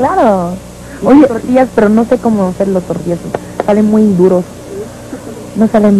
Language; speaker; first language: Spanish; early bilingual, heritage; English